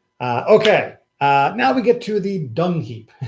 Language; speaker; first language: English; native; English